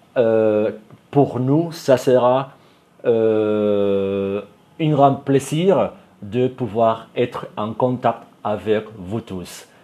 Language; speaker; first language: French; non-native, fluent; Spanish